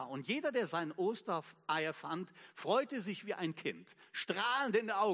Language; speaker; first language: German; native; German